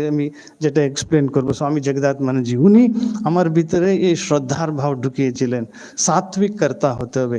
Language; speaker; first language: Bangla; non-native, local second language; Hindi